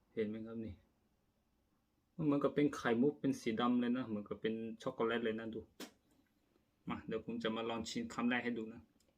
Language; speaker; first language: Thai; native; Thai